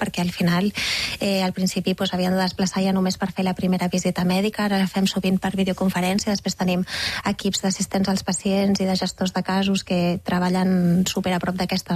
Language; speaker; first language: Catalan; native; Catalan